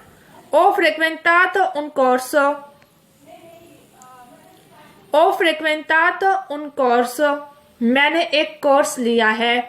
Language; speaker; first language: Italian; non-native, fluent; Urdu